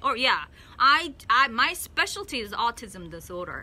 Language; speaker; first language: English; non-native, fluent; Korean